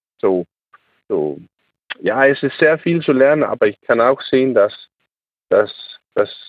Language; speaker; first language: German; non-native, learner; Danish